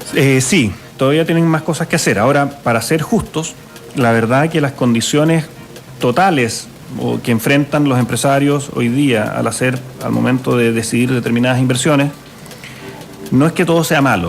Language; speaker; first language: Spanish; native; Spanish